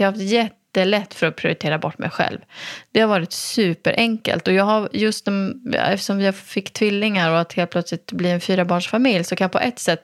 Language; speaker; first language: Swedish; native; Swedish